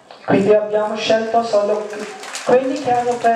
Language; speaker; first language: Italian; early bilingual, other home language; Filipino